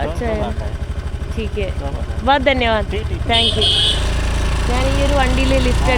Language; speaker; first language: Hindi; non-native, local second language; Malayalam